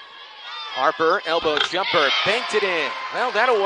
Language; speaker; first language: English; native; English